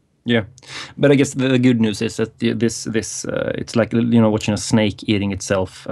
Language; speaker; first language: English; non-native, fluent; Swedish